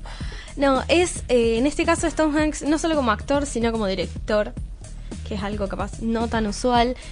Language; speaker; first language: Spanish; native; Spanish